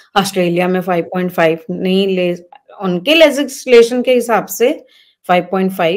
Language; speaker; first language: Hindi; native; Hindi